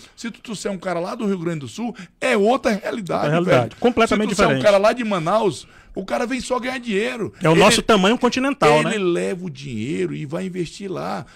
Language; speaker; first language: Portuguese; native; Portuguese